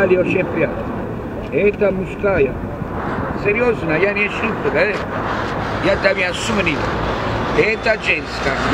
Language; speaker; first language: Russian; non-native, learner; Italian